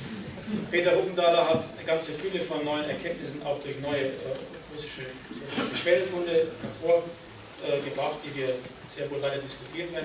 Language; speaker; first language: German; native; German